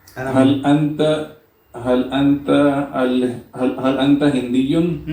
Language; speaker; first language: Arabic; non-native, learner; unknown